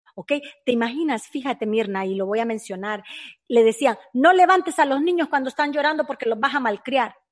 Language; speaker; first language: Spanish; native; Spanish